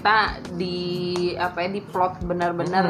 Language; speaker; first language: Indonesian; native; Indonesian